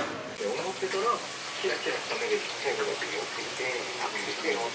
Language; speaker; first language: Japanese; native; Japanese